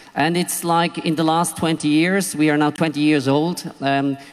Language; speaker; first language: English; non-native, fluent; Swiss German